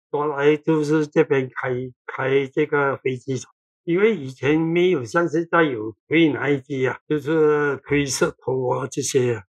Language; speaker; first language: Chinese; non-native, local second language; Cantonese